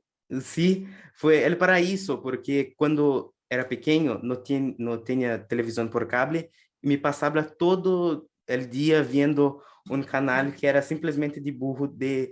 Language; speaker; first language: Spanish; non-native, learner; Portuguese